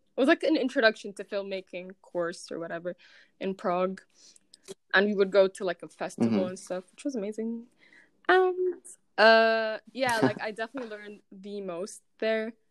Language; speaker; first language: English; non-native, fluent; Arabic